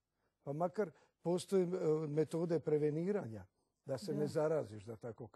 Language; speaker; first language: Croatian; native; Croatian